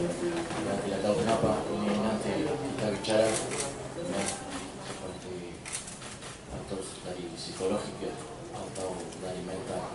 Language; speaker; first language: Indonesian; non-native, learner; Spanish